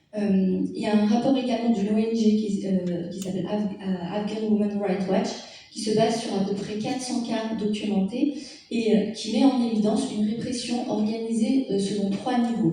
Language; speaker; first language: French; native; French